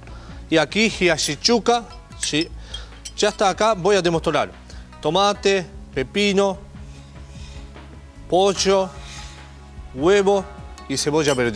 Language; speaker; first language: Spanish; non-native, learner; Japanese